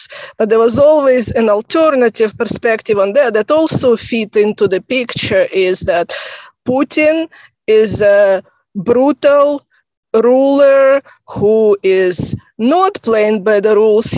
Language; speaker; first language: English; non-native, fluent; Russian